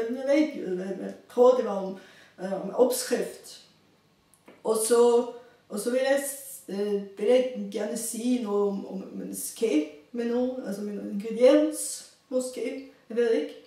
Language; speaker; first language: Danish; non-native, fluent; Bulgarian